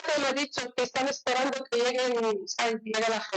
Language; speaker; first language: Spanish; non-native, fluent; Arabic